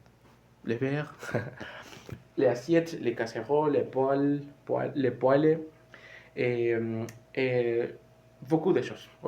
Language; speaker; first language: French; non-native, learner; Spanish